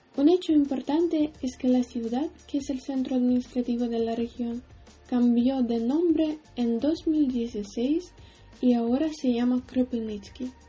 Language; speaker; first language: Spanish; non-native, fluent; Ukrainian